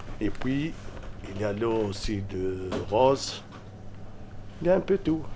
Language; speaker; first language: French; non-native, local second language; Arabic